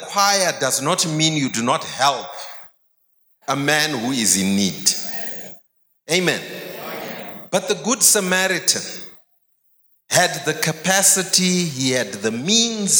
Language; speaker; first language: English; non-native, local second language; Shona